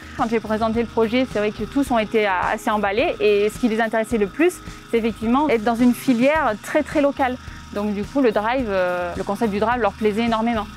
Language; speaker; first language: French; native; French